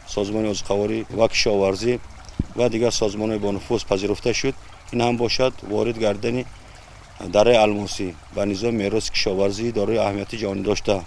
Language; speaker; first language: Tajik; native; Tajik